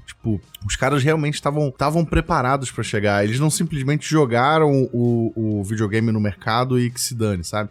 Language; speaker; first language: Portuguese; native; Portuguese